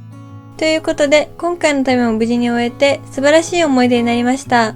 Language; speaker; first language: Japanese; native; Japanese